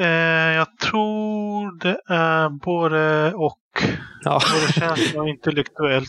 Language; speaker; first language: Swedish; early bilingual, other home language; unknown